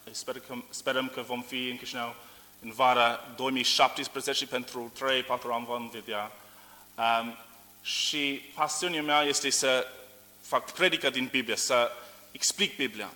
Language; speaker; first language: Romanian; non-native, learner; English